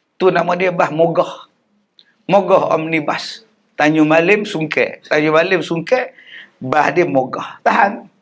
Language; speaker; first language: Malay; native; Malay